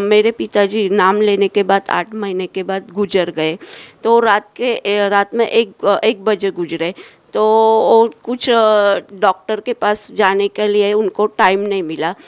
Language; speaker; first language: Hindi; non-native, local second language; Marathi